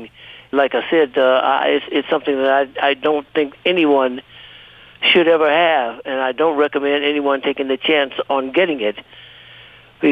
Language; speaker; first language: English; native; English